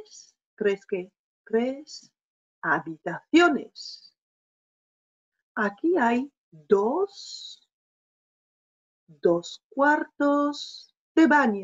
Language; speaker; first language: Spanish; non-native, fluent; French